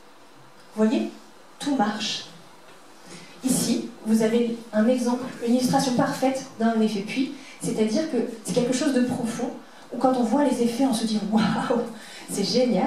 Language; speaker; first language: French; native; French